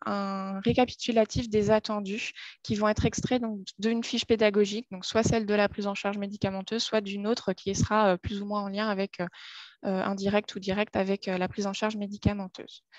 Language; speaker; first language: French; native; French